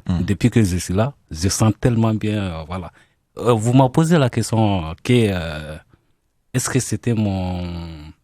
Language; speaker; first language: French; non-native, learner; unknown